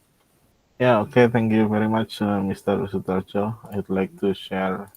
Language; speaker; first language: English; non-native, local second language; Indonesian